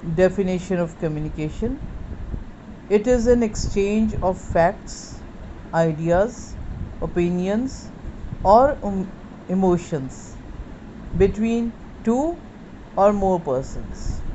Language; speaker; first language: English; non-native, local second language; Punjabi